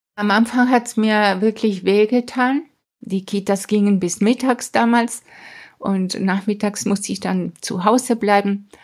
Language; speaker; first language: German; non-native, fluent; Spanish